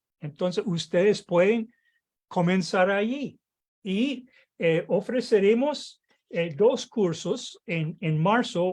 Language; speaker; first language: Spanish; non-native, fluent; English